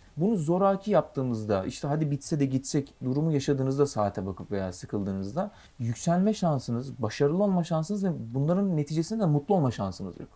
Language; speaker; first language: Turkish; native; Turkish